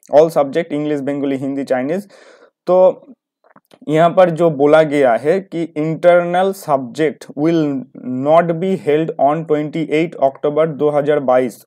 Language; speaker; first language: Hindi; non-native, local second language; Bangla